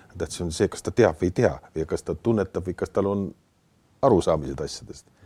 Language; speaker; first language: Estonian; native; Estonian